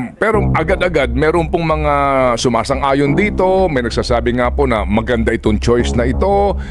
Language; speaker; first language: Filipino; native; Filipino